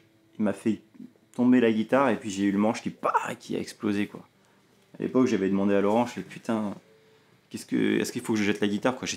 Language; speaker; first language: French; native; French